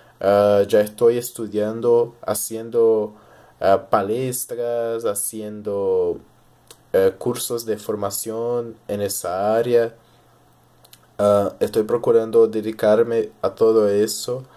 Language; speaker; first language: Spanish; early bilingual, heritage; Portuguese